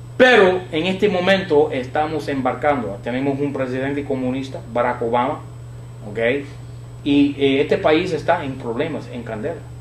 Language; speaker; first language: Spanish; non-native, fluent; English